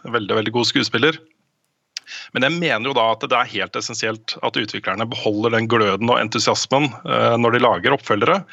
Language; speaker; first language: Norwegian; native; Norwegian